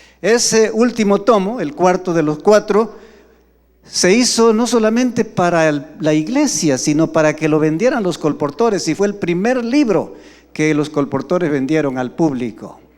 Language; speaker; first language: Spanish; native; Spanish